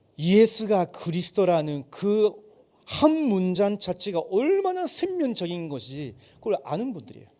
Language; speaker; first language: Korean; non-native, fluent; Japanese